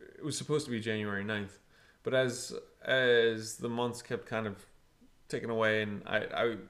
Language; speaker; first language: English; early bilingual, other home language; Portuguese